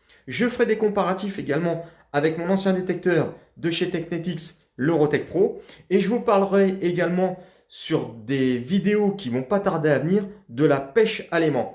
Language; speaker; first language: French; native; French